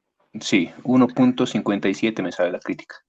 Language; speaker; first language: Spanish; native; Spanish